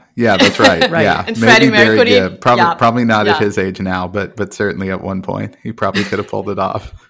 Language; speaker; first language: English; non-native, fluent; Portuguese